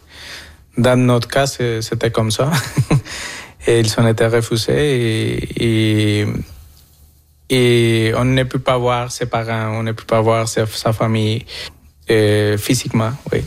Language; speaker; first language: French; non-native, fluent; Spanish